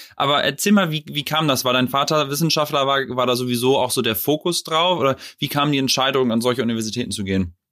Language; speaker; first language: German; native; German